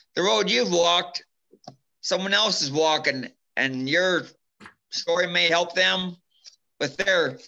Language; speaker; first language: English; native; English